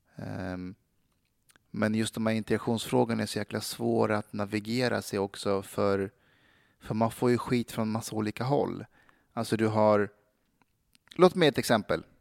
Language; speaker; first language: Swedish; early bilingual, other home language; Persian